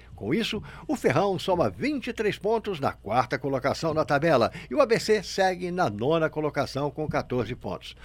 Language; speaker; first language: Portuguese; native; Portuguese